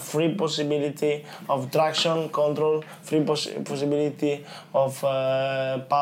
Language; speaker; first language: English; non-native, learner; Italian